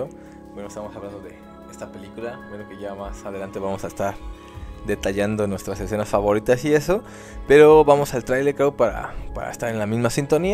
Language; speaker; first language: Spanish; native; Spanish